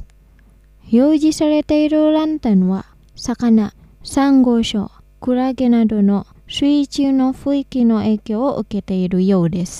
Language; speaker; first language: Japanese; non-native, fluent; Indonesian